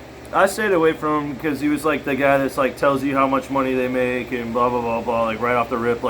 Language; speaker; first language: English; native; English